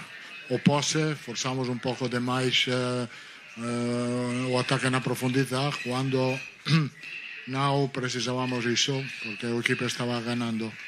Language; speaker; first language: Portuguese; non-native, fluent; Italian